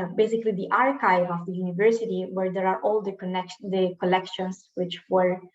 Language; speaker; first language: English; non-native, fluent; Italian